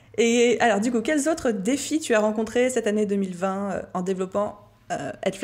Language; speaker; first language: French; native; French